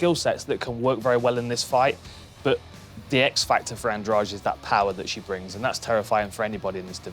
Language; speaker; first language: English; native; English